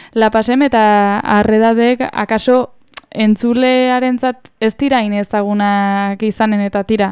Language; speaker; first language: Basque; native; Basque